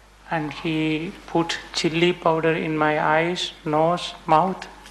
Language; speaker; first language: English; non-native, local second language; Malayalam